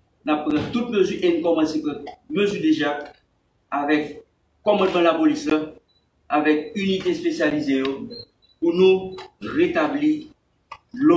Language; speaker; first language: French; non-native, local second language; Haitian Creole